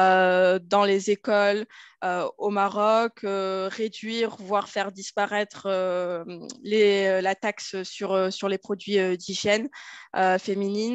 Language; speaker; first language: French; native; French